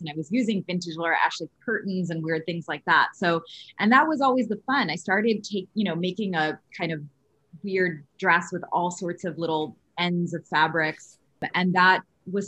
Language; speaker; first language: English; native; English